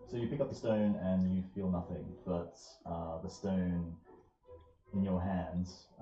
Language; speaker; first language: English; native; English